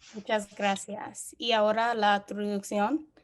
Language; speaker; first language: Spanish; non-native, learner; English